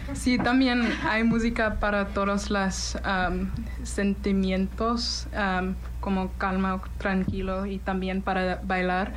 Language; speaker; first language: Spanish; non-native, learner; English